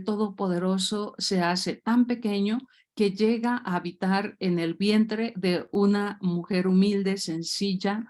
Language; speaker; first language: Spanish; native; Spanish